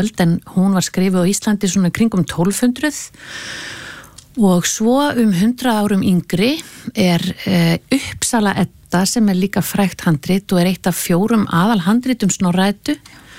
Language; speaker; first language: Icelandic; native; Icelandic